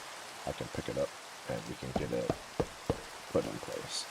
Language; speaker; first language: English; native; English